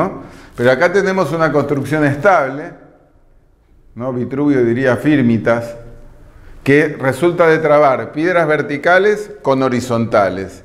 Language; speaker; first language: Spanish; native; Spanish